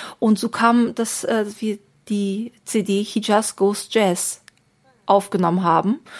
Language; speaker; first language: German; early bilingual, other home language; Turkish